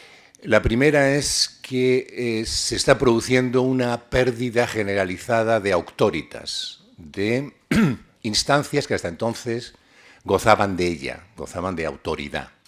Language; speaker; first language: Spanish; native; Spanish